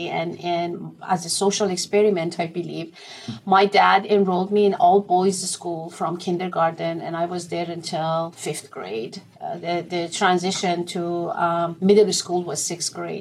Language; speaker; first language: English; non-native, fluent; Persian